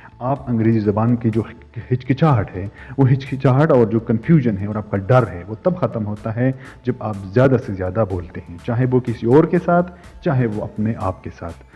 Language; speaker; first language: Urdu; native; Urdu